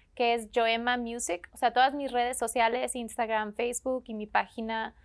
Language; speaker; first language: Spanish; native; Spanish